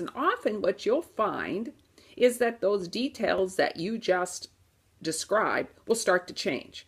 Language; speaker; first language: English; native; English